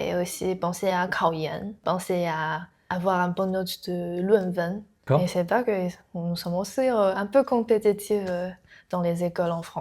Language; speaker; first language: French; non-native, learner; Chinese